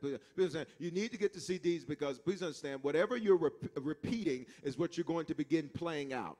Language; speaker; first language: English; native; English